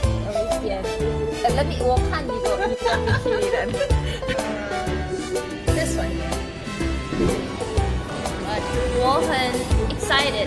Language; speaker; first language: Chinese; non-native, learner; Korean